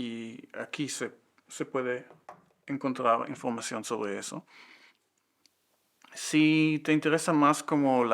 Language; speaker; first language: Spanish; non-native, fluent; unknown